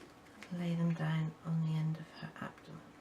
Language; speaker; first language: English; native; English